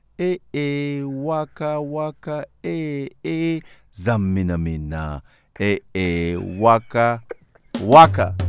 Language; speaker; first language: French; non-native, local second language; Wolof